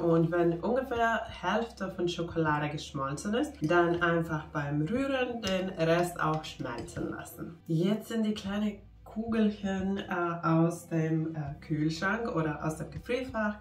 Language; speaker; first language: German; non-native, fluent; Finnish